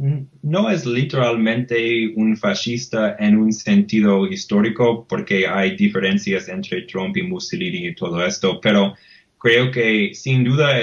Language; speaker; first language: Spanish; non-native, fluent; English